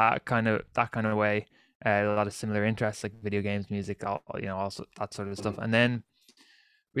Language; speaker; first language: English; native; English